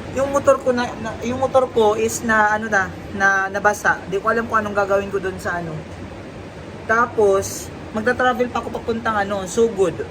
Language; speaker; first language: Filipino; non-native, local second language; Waray